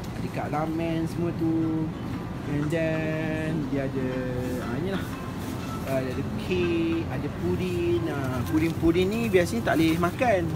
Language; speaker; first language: Malay; native; Malay